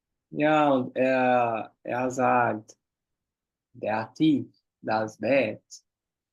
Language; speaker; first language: German; non-native, fluent; Portuguese